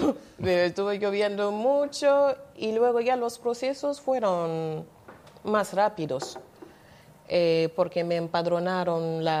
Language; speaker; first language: Spanish; non-native, fluent; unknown